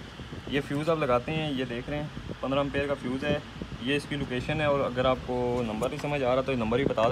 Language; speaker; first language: Urdu; native; Urdu